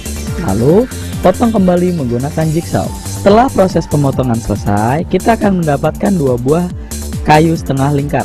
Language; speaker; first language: Indonesian; native; Indonesian